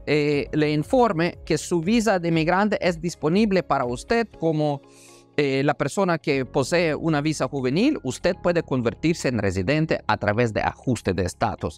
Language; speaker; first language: Spanish; non-native, fluent; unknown